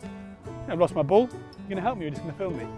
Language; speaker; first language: English; native; English